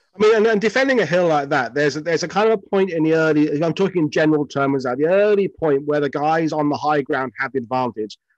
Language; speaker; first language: English; native; English